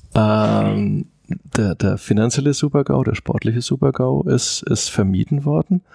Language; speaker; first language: German; native; German